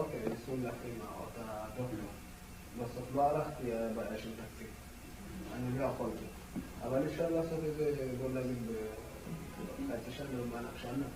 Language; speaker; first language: Hebrew; non-native, fluent; Amharic